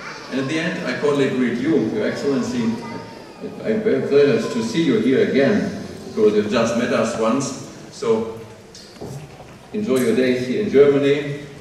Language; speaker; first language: English; non-native, fluent; German